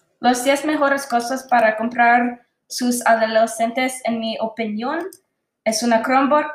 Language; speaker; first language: Spanish; non-native, learner; English